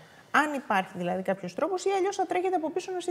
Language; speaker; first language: Greek; native; Greek